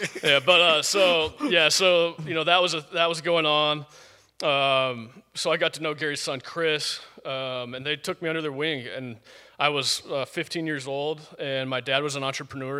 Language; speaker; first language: English; native; English